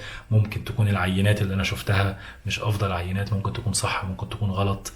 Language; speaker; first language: Arabic; native; Arabic